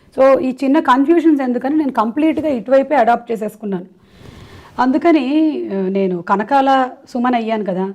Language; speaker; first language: Telugu; non-native, local second language; Malayalam